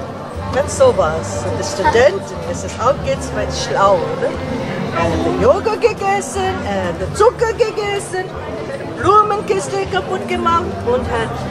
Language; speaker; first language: German; non-native, learner; Tibetan